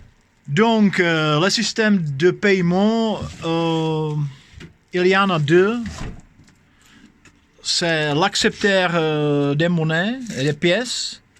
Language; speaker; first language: French; non-native, fluent; Czech